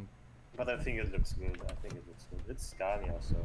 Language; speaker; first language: English; non-native, learner; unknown